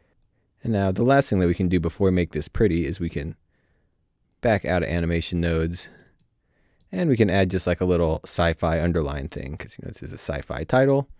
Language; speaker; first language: English; native; English